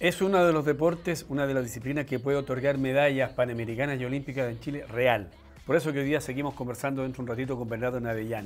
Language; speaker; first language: Spanish; native; Spanish